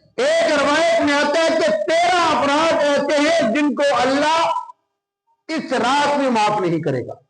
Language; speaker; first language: Urdu; non-native, local second language; Punjabi